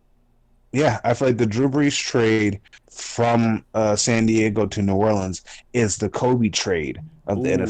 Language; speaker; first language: English; native; English